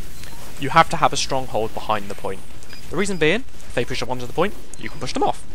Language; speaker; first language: English; native; English